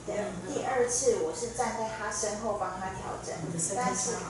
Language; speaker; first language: Chinese; native; Chinese